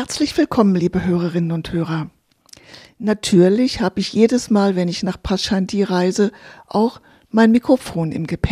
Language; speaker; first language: German; native; German